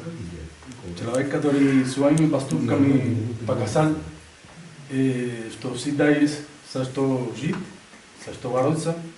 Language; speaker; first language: Russian; non-native, local second language; Tatar